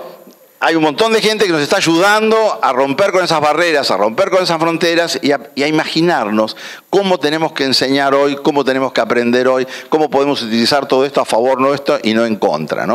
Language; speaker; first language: Spanish; native; Spanish